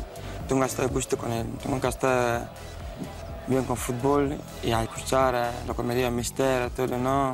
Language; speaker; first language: Spanish; non-native, fluent; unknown